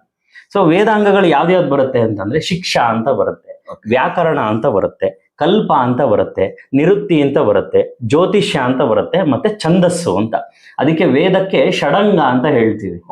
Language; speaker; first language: Kannada; native; Kannada